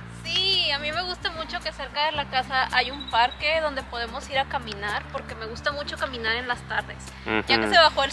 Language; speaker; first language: Spanish; native; Spanish